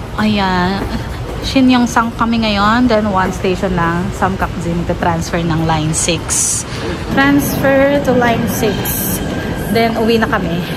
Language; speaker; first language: Filipino; native; Filipino